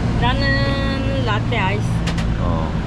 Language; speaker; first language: Korean; native; Korean